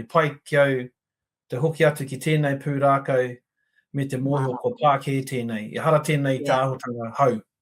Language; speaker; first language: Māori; non-native, local second language; English